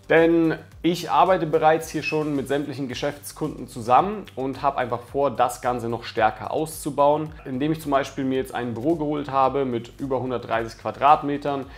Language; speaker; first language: German; native; German